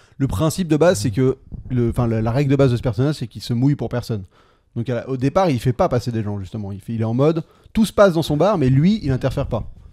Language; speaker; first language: French; native; French